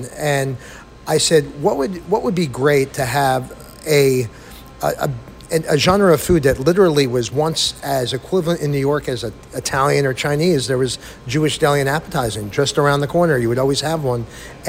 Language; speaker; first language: English; native; English